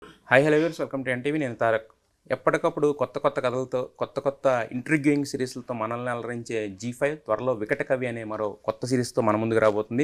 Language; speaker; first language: Telugu; native; Telugu